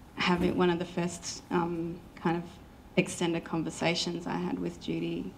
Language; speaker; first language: English; native; English